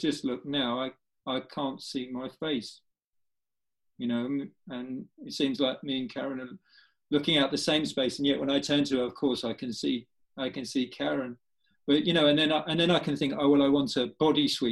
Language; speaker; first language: English; native; English